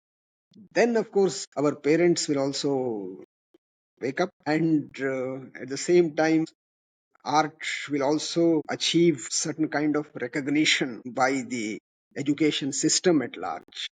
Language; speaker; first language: English; non-native, local second language; Kannada